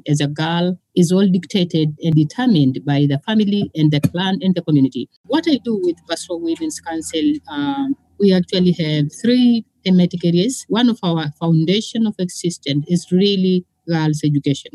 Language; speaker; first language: English; non-native, local second language; Masai